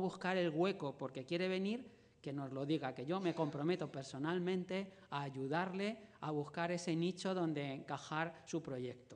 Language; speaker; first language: Spanish; native; Spanish